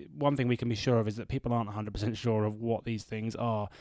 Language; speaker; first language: English; native; English